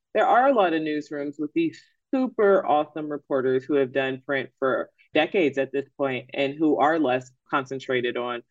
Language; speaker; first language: English; native; English